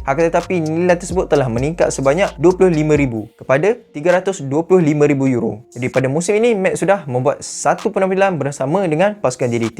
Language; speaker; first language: Malay; native; Malay